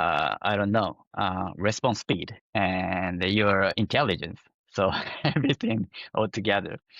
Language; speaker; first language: English; non-native, fluent; Japanese